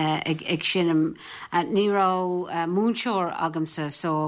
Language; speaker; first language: Irish; non-native, local second language; English